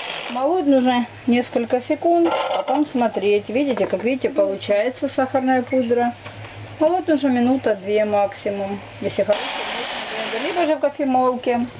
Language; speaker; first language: Russian; native; Russian